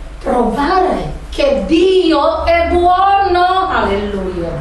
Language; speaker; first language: Italian; non-native, learner; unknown